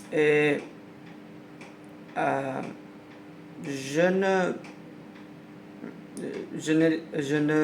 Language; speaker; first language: French; non-native, learner; Arabic